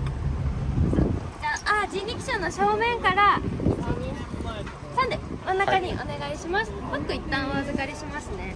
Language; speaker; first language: Japanese; native; Japanese